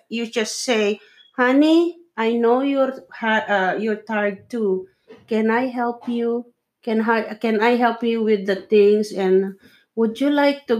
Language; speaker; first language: English; non-native, local second language; Filipino